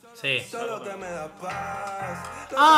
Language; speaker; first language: Spanish; native; Spanish